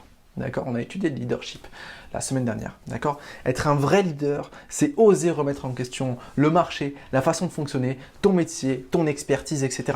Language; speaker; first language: French; native; French